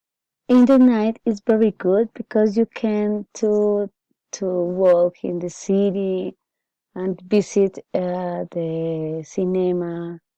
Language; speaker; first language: English; non-native, learner; Spanish